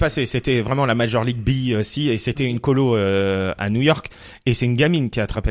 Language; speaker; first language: French; native; French